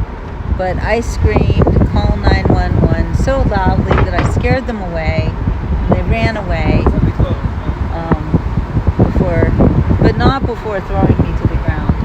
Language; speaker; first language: English; native; English